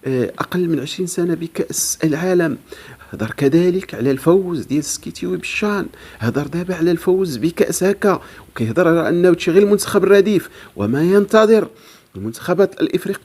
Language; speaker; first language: Arabic; native; Arabic